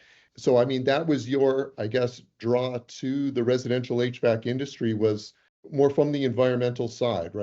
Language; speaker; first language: English; native; English